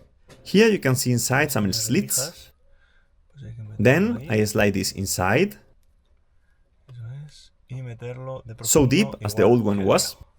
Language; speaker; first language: English; non-native, fluent; Spanish